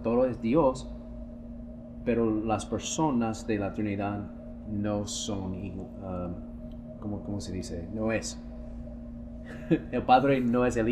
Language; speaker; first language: Spanish; non-native, fluent; English